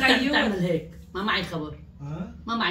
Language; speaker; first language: Arabic; native; Arabic